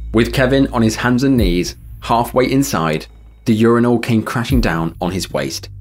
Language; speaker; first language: English; native; English